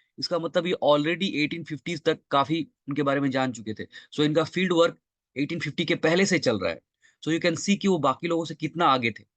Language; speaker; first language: Hindi; non-native, local second language; Bangla